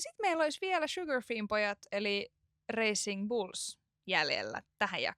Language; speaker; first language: Finnish; native; Finnish